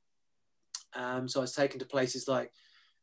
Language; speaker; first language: English; native; English